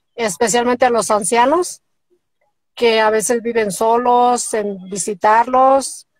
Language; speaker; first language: Spanish; native; Spanish